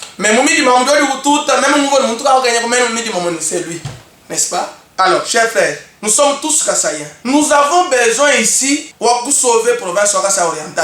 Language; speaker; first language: French; non-native, local second language; Luba-Lulua